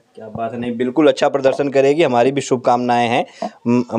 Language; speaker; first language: Hindi; native; Hindi